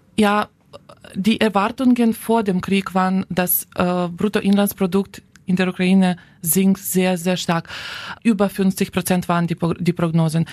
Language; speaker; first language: German; non-native, fluent; Ukrainian